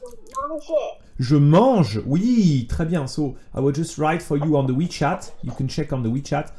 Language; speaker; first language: French; native; French